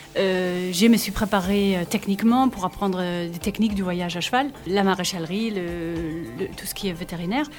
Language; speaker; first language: French; non-native, fluent; German